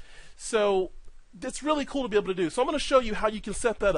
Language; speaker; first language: English; native; English